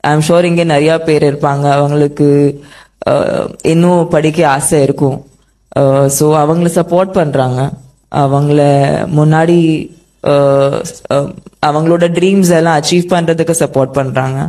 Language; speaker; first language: Tamil; non-native, fluent; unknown